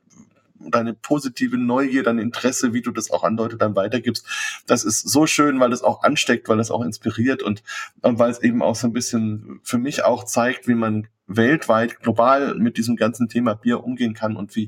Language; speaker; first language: German; native; German